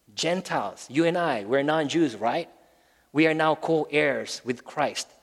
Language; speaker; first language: English; non-native, local second language; Filipino